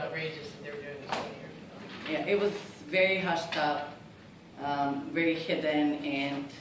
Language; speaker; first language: English; non-native, fluent; Serbian